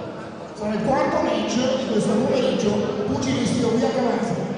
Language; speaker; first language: Italian; native; Italian